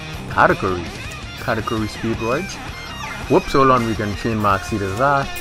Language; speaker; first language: English; native; English